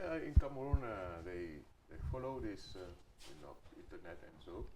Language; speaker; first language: English; non-native, learner; Wolof